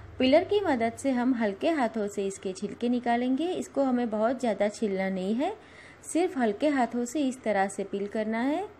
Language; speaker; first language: Hindi; non-native, local second language; Gujarati